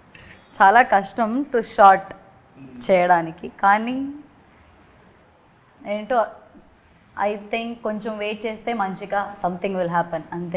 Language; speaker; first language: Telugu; non-native, learner; Malayalam